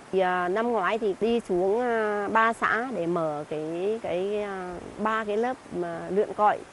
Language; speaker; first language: Vietnamese; non-native, local second language; Tày